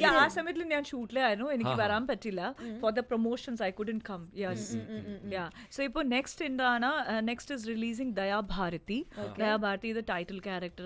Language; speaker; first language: Malayalam; non-native, local second language; Hindi